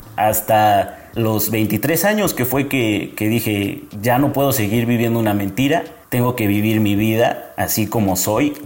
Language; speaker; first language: Spanish; native; Spanish